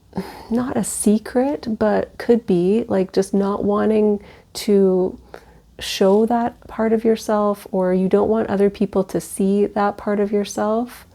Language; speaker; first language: English; native; English